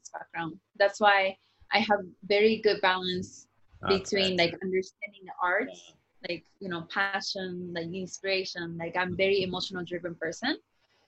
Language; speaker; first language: English; non-native, fluent; Japanese